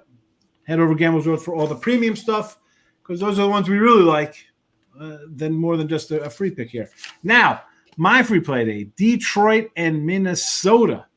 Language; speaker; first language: English; native; English